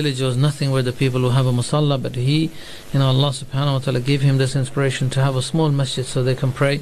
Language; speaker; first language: English; native; English